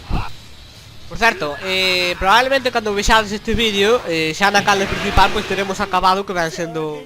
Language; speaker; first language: Galician; non-native, local second language; Spanish